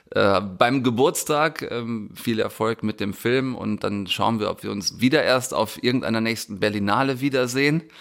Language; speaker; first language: German; native; German